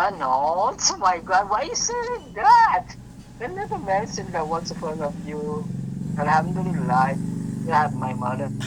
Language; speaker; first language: English; non-native, learner; Indonesian